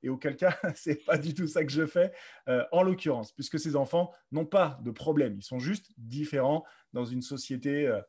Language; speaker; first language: French; native; French